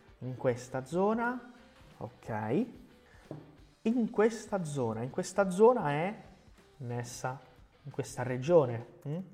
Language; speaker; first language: Italian; non-native, fluent; Portuguese